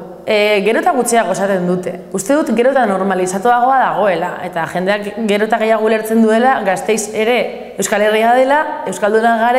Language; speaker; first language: Basque; native; Basque